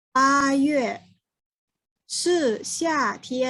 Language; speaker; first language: Chinese; non-native, fluent; Thai